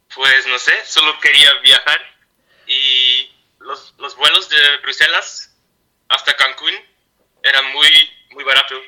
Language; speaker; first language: Spanish; non-native, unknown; Dutch